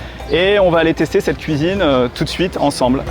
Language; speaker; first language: French; native; French